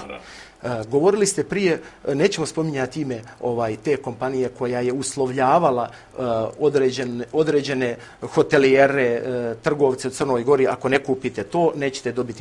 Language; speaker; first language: Croatian; native; Croatian